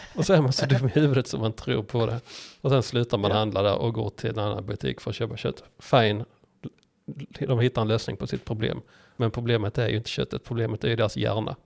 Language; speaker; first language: Swedish; native; Swedish